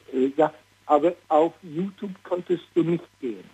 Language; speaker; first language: German; non-native, learner; Swedish